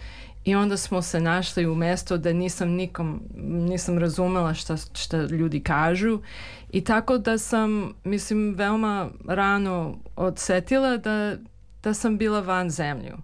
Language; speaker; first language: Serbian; early bilingual, heritage; English